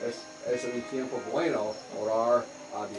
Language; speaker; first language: Spanish; non-native, learner; English